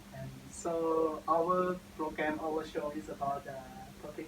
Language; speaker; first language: English; non-native, learner; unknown